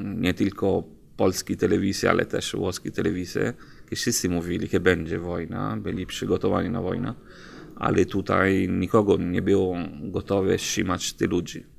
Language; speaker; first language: Polish; non-native, learner; Italian